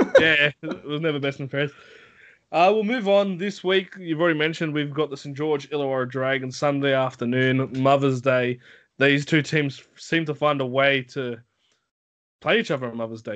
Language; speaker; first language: English; native; English